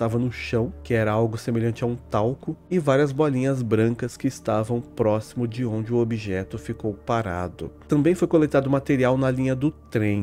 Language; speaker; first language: Portuguese; native; Portuguese